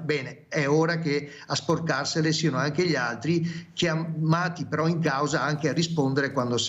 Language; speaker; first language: Italian; native; Italian